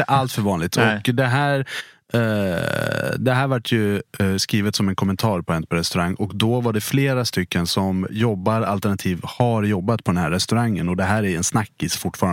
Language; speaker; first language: Swedish; native; Swedish